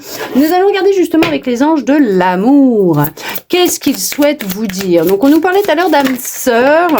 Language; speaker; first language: French; native; French